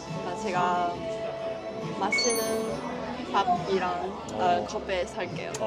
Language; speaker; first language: Korean; non-native, learner; Japanese